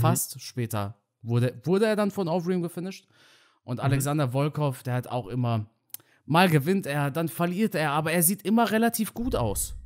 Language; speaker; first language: German; native; German